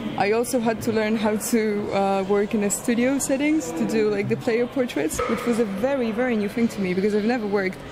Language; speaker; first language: English; non-native, fluent; Polish